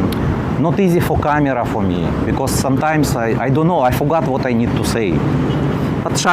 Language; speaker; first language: English; non-native, learner; Russian